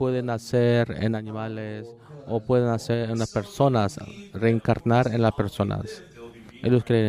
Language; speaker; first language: Spanish; non-native, learner; Korean